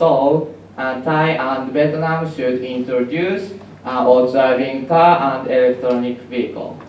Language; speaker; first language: English; non-native, learner; Japanese